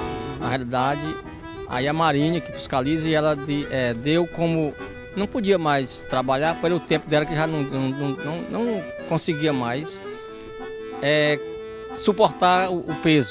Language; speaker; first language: Portuguese; native; Portuguese